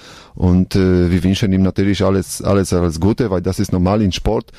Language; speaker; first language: German; non-native, learner; Polish